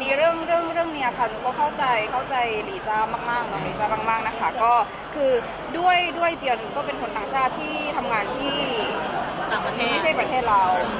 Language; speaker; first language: Thai; native; Thai